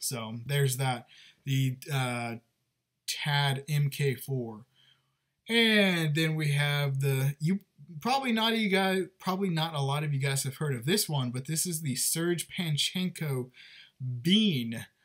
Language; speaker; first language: English; native; English